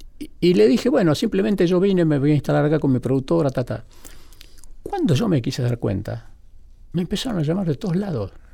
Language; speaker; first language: Spanish; native; Spanish